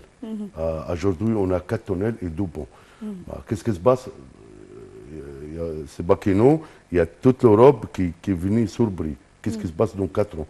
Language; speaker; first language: French; non-native, fluent; Arabic